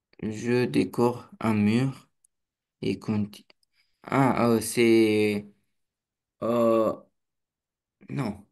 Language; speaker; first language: French; non-native, learner; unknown